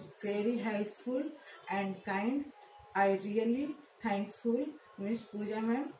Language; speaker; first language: English; non-native, learner; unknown